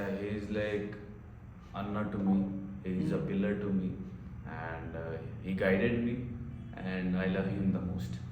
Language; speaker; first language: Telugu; non-native, learner; Hindi